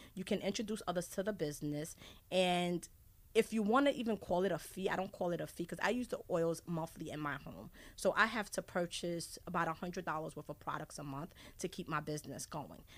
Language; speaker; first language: English; early bilingual, other home language; Haitian Creole